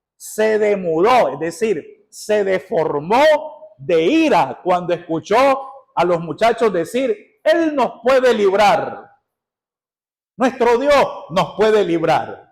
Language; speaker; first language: Spanish; native; Spanish